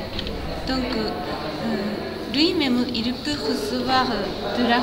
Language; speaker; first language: French; non-native, fluent; Japanese